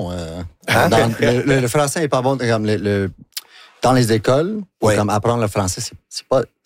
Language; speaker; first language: French; non-native, local second language; English